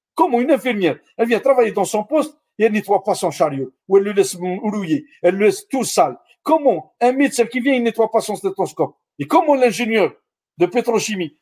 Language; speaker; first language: French; non-native, local second language; Arabic